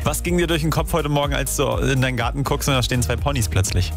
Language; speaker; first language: German; native; German